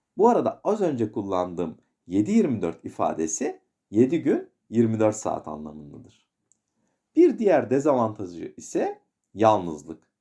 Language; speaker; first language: Turkish; native; Turkish